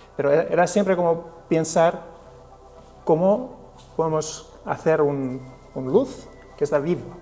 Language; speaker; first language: Spanish; non-native, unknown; Finnish